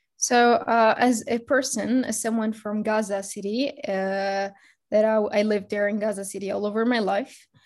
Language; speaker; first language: English; non-native, fluent; Arabic